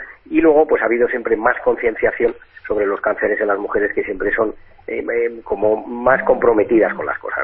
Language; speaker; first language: Spanish; native; Spanish